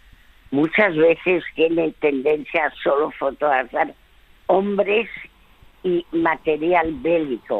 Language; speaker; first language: Spanish; early bilingual, other home language; French